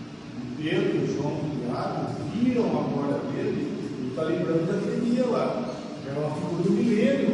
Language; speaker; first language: Portuguese; native; Portuguese